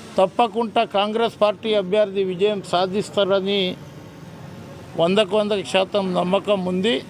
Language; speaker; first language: Telugu; non-native, local second language; Lambadi